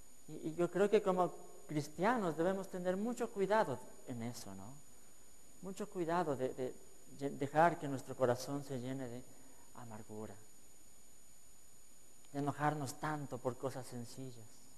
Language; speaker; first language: Spanish; native; Spanish